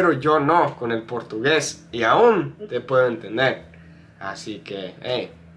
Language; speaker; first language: Spanish; non-native, fluent; English